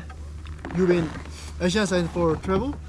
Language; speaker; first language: English; non-native, learner; Korean